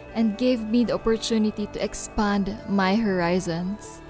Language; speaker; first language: English; non-native, local second language; Pampanga